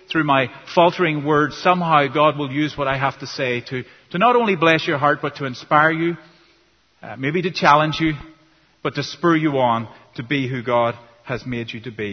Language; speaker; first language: English; native; English